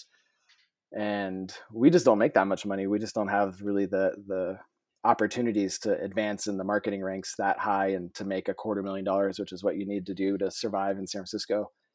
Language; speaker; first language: English; native; English